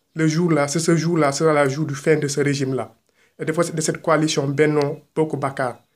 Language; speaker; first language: French; non-native, local second language; Wolof